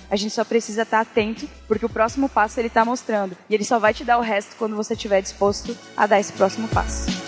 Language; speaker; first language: Portuguese; native; Portuguese